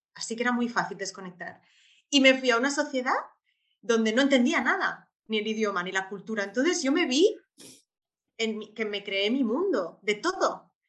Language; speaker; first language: Spanish; native; Spanish